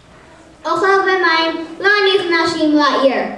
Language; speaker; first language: Hebrew; non-native, learner; English